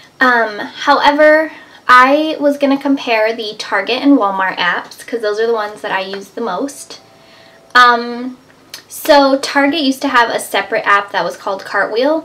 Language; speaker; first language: English; native; English